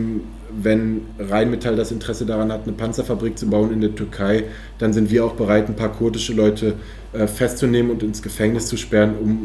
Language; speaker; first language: German; native; German